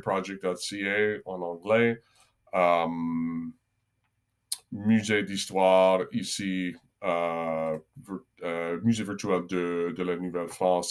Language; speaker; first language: French; non-native, local second language; English